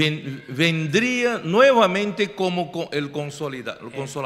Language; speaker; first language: Spanish; non-native, fluent; Portuguese